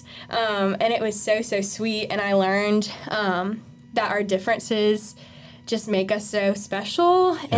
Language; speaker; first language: English; native; English